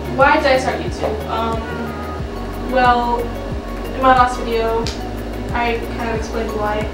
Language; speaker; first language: English; native; English